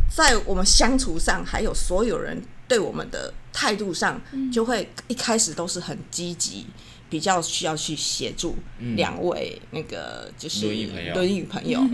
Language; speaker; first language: Chinese; native; Chinese